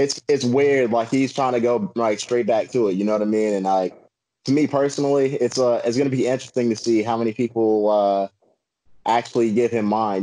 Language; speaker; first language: English; native; English